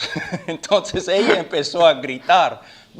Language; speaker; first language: Spanish; non-native, fluent; English